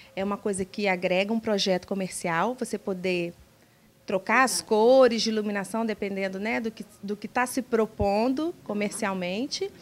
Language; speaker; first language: Portuguese; native; Portuguese